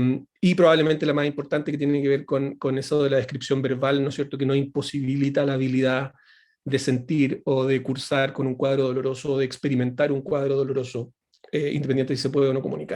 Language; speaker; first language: Spanish; native; Spanish